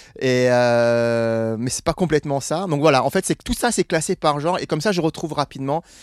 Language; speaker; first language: French; non-native, fluent; English